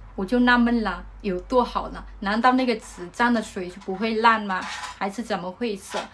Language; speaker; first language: Chinese; non-native, fluent; Vietnamese